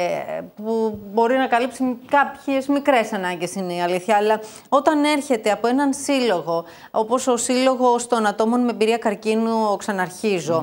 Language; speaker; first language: Greek; native; Greek